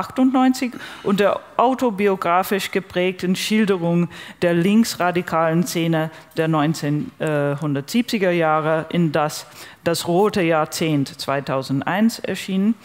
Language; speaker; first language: German; non-native, fluent; English